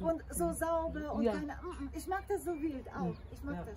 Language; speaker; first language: German; native; German